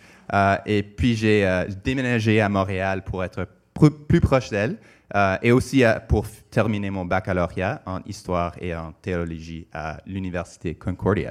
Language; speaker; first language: French; non-native, local second language; English